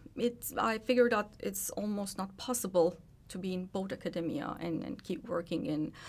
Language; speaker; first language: English; non-native, fluent; Turkish